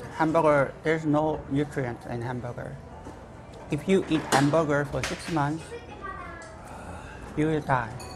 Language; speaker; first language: English; non-native, fluent; Korean